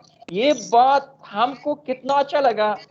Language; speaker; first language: Hindi; non-native, fluent; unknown